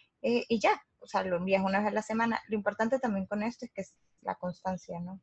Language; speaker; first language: Spanish; native; Spanish